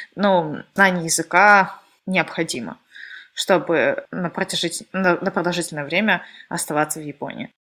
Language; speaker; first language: Russian; native; Russian